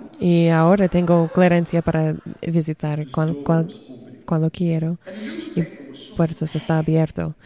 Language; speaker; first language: Spanish; non-native, learner; English